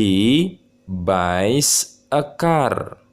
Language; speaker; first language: English; non-native, learner; Indonesian